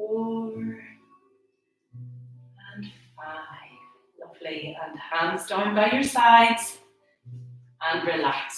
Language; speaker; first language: English; native; English